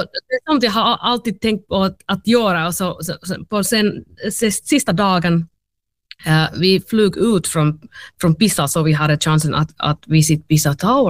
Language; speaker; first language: Swedish; non-native, learner; Finnish